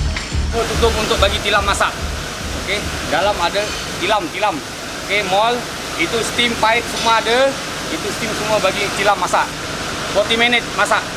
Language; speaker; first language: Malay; non-native, learner; Bangla